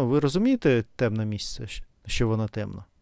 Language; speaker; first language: Ukrainian; non-native, fluent; Russian